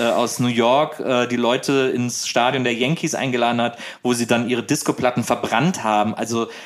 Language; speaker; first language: German; native; German